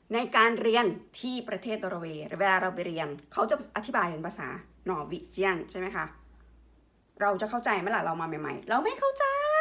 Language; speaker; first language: Thai; native; Thai